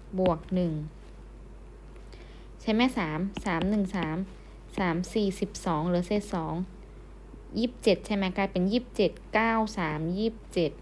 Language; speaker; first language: Thai; native; Thai